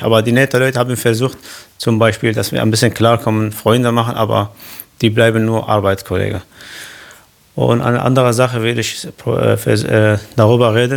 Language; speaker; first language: German; non-native, fluent; Arabic